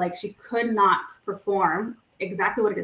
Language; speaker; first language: English; native; English